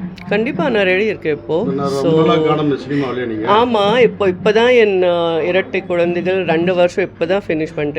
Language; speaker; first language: Tamil; non-native, local second language; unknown